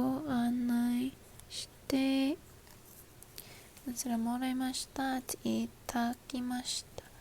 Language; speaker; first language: Japanese; non-native, learner; English